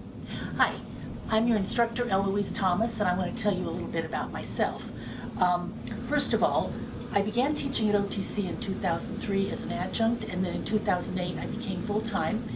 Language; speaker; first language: English; native; English